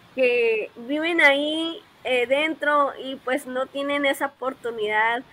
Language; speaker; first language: Spanish; native; Spanish